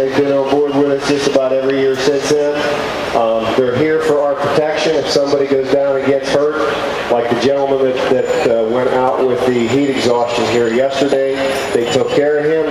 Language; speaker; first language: English; native; English